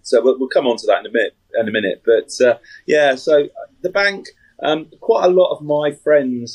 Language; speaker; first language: English; native; English